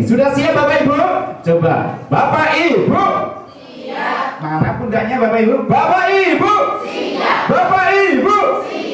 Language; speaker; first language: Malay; non-native, local second language; Javanese